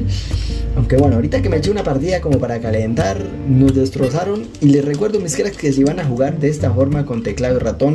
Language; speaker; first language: Spanish; native; Spanish